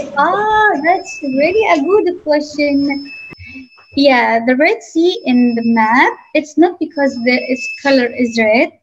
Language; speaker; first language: English; non-native, fluent; Arabic